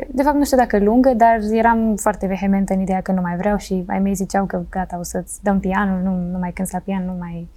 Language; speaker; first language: Romanian; early bilingual, heritage; Romanian